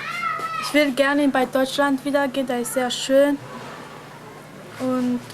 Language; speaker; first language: German; early bilingual, other home language; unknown